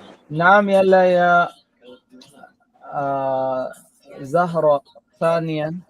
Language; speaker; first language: Arabic; non-native, fluent; Filipino